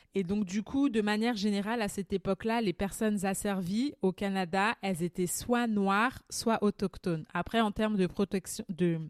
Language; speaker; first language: French; native; French